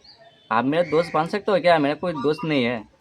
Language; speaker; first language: Hindi; non-native, local second language; Bangla